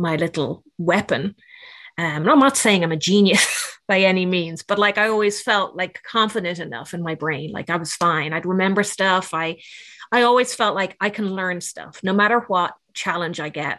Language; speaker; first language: English; native; English